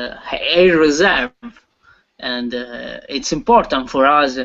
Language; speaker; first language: English; non-native, learner; Italian